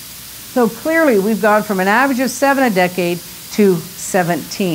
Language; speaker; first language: English; native; English